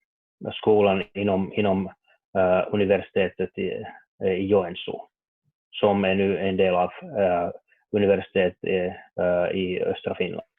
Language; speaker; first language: Swedish; non-native, learner; Finnish